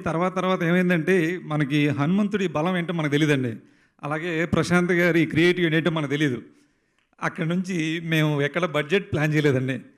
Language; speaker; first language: Telugu; native; Telugu